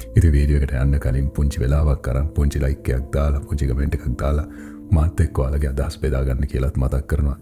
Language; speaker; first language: Sinhala; non-native, local second language; Tamil